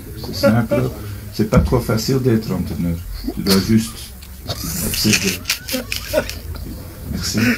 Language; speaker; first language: French; non-native, local second language; Dutch